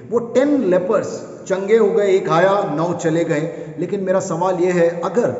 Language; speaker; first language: Hindi; non-native, local second language; Kannada